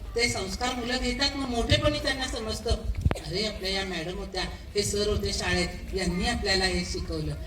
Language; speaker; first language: Marathi; non-native, local second language; Marwari